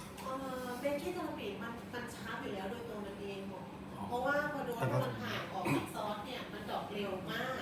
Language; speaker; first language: Thai; native; Thai